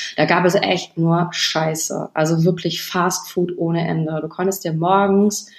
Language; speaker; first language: German; native; German